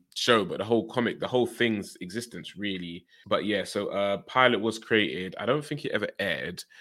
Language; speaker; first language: English; native; English